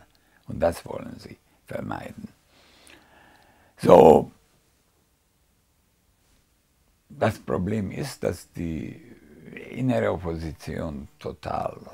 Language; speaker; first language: German; non-native, fluent; Hungarian